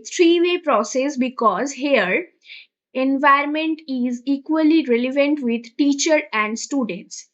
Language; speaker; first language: English; non-native, local second language; Bangla